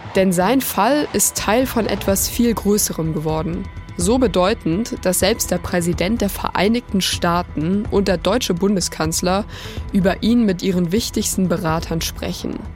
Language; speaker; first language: German; native; German